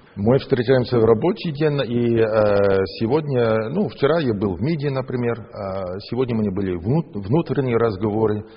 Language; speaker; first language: Russian; non-native, fluent; English